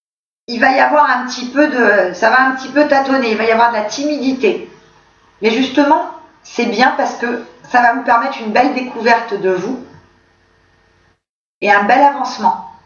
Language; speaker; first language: French; native; French